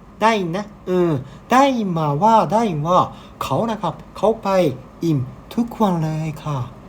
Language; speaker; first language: Thai; non-native, learner; Japanese